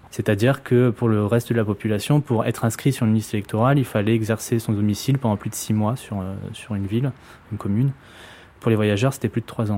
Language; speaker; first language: French; native; French